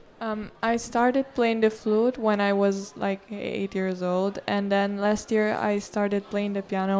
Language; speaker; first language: English; non-native, fluent; Italian